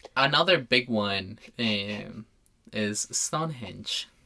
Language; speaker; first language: English; non-native, fluent; Spanish